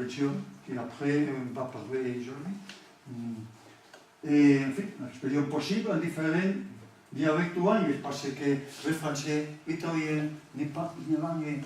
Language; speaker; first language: French; non-native, learner; Catalan